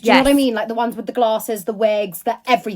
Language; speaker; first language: English; native; English